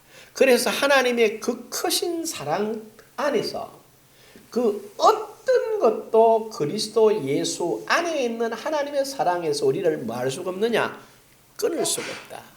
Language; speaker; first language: Korean; native; Korean